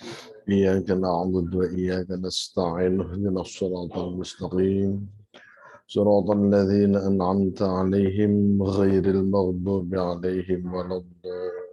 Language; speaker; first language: Arabic; non-native, fluent; Javanese